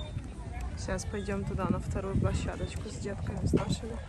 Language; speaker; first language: Russian; native; Russian